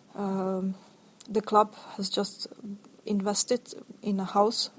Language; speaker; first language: English; non-native, fluent; Czech